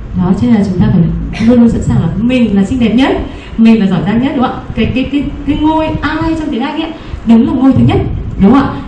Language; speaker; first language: Vietnamese; native; Vietnamese